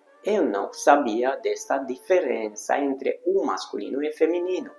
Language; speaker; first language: Portuguese; non-native, fluent; Hungarian